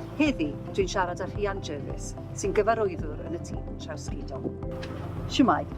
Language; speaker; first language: Welsh; native; Welsh